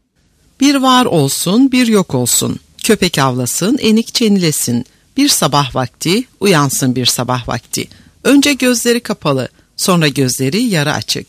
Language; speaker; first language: Turkish; native; Turkish